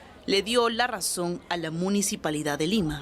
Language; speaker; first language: Spanish; native; Spanish